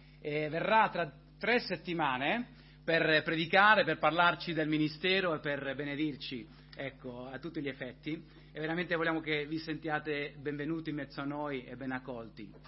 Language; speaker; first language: Italian; non-native, fluent; English